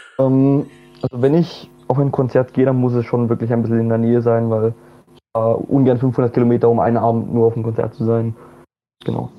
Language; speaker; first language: German; native; German